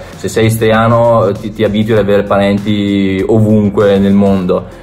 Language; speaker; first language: Italian; native; Italian